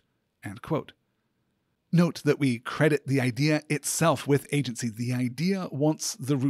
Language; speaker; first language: English; native; English